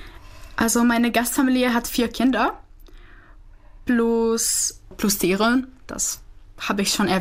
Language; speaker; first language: German; non-native, fluent; Czech